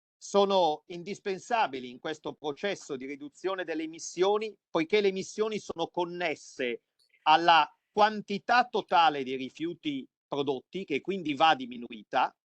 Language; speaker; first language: Italian; native; Italian